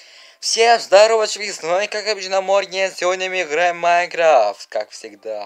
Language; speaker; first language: Russian; non-native, learner; Uzbek